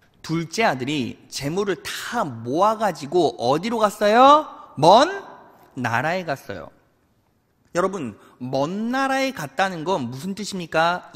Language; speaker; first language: Korean; native; Korean